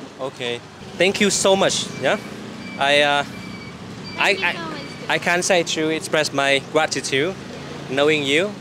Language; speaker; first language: English; non-native, learner; Vietnamese